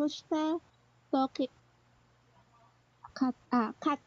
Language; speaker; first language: Japanese; non-native, learner; Filipino